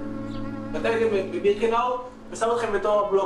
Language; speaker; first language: Hebrew; native; Hebrew